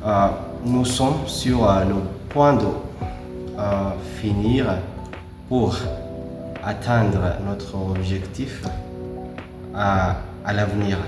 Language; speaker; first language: French; non-native, learner; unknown